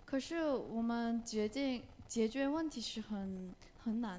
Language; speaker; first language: Chinese; non-native, learner; Korean